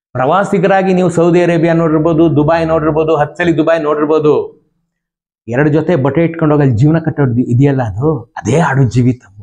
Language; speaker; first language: Kannada; native; Kannada